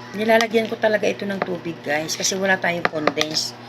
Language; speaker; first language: Filipino; native; Filipino